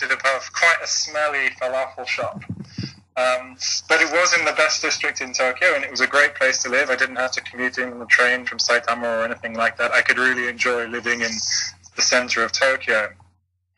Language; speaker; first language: English; native; English